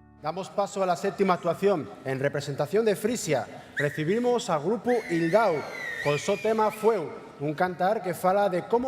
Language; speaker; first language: Spanish; native; Spanish